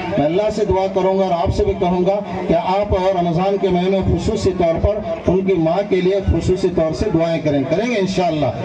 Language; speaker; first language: Urdu; native; Urdu